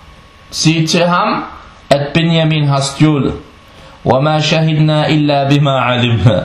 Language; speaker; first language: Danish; non-native, fluent; Arabic